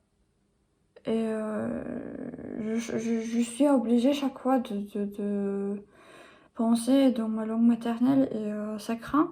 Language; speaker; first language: French; non-native, learner; English